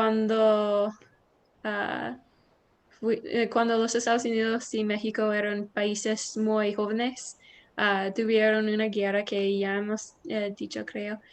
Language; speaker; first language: Spanish; non-native, learner; English